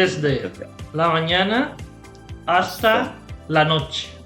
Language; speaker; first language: Spanish; non-native, fluent; English